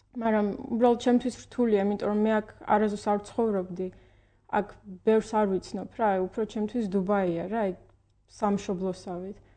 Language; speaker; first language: Georgian; early bilingual, heritage; Georgian